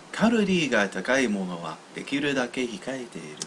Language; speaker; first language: Japanese; non-native, fluent; English